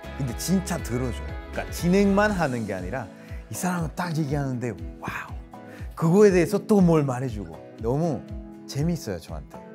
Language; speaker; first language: Korean; non-native, fluent; Spanish